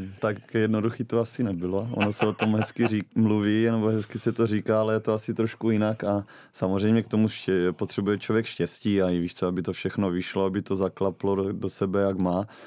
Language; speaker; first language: Czech; native; Czech